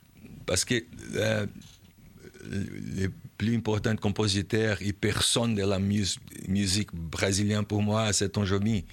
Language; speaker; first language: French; non-native, learner; Portuguese